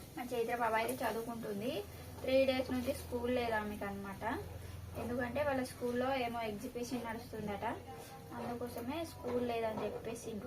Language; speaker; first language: Telugu; native; Telugu